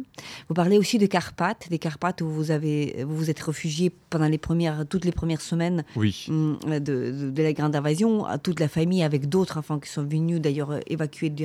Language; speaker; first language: French; non-native, fluent; Ukrainian